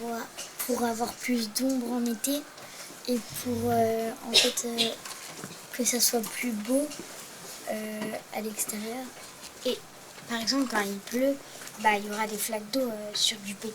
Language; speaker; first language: French; native; French